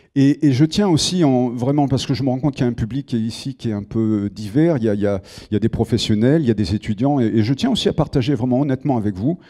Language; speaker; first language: French; native; French